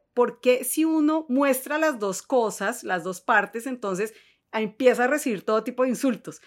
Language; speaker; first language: Spanish; native; Spanish